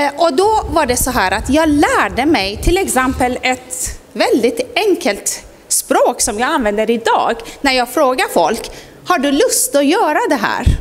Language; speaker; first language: Swedish; non-native, fluent; Persian